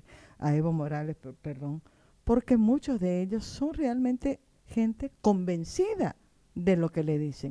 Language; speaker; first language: Spanish; native; Spanish